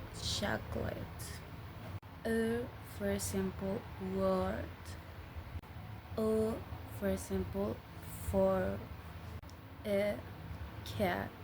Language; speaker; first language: English; non-native, learner; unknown